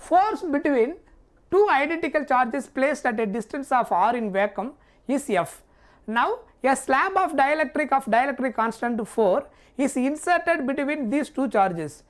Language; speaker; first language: English; non-native, local second language; Tamil